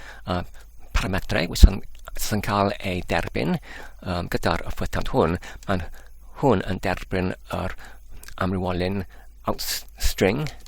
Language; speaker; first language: Welsh; non-native, fluent; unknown